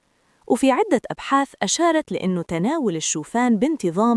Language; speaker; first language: Arabic; native; Arabic